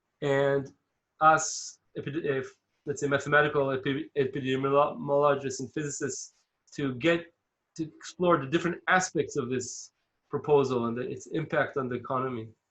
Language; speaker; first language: English; non-native, fluent; Hebrew